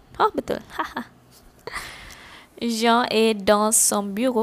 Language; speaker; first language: French; non-native, fluent; Malay